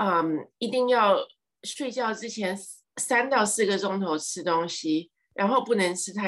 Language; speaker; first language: Chinese; early bilingual, heritage; English